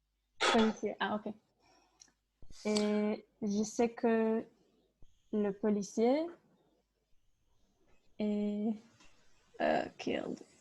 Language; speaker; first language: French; non-native, learner; English